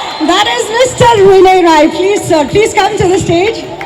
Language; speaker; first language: English; non-native, local second language; Malayalam